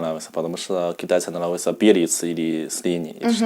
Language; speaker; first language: Russian; non-native, learner; Chinese